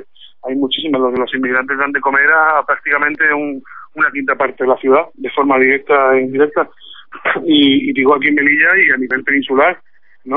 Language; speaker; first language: Spanish; native; Spanish